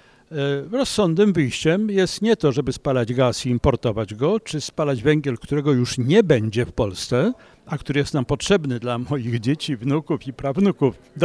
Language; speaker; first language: Polish; native; Polish